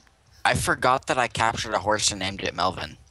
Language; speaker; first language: English; native; English